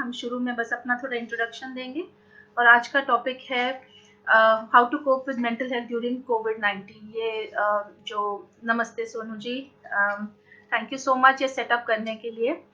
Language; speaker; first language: Hindi; native; Hindi